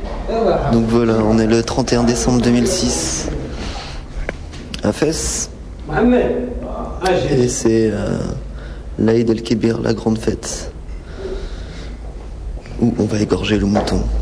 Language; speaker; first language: French; non-native, local second language; Arabic